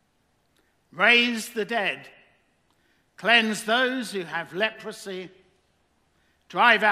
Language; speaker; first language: English; native; English